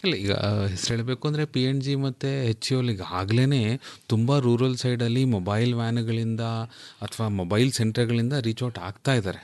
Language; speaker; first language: Kannada; native; Kannada